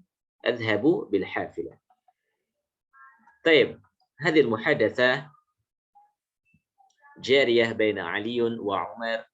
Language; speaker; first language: Arabic; non-native, fluent; Indonesian